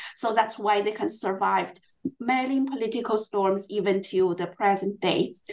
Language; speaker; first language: English; non-native, fluent; Chinese